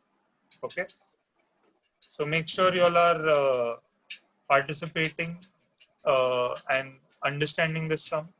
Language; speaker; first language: English; non-native, local second language; Hindi